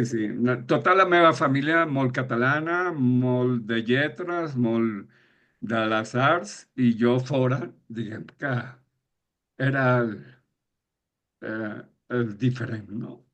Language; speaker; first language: Catalan; non-native, fluent; Spanish